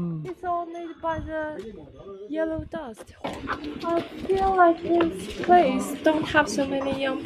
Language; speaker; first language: English; non-native, fluent; Chinese